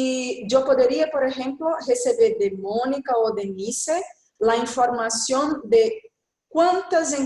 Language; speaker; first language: Spanish; non-native, fluent; Portuguese